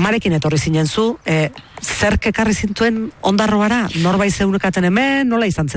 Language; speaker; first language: Basque; native; Basque